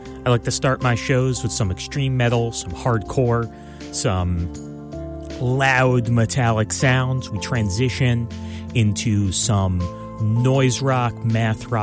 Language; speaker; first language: English; native; English